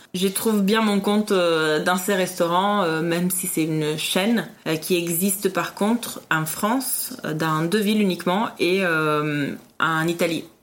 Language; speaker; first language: French; non-native, fluent; Italian